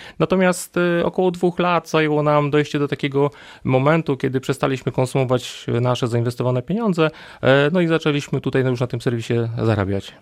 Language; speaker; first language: Polish; native; Polish